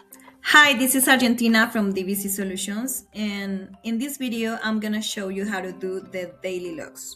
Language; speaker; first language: English; non-native, fluent; Spanish